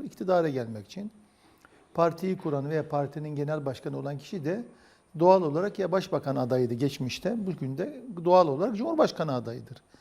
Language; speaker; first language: Turkish; native; Turkish